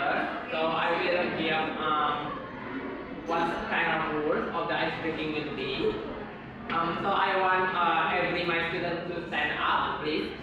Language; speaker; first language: English; non-native, learner; Indonesian